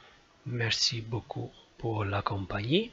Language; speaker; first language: French; non-native, fluent; Italian